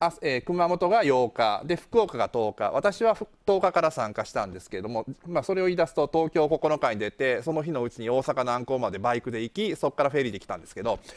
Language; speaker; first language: Japanese; native; Japanese